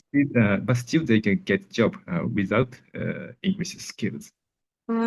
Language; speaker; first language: English; non-native, learner; Japanese